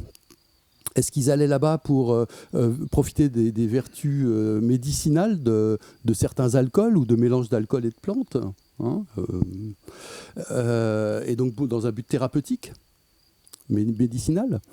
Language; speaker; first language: French; native; French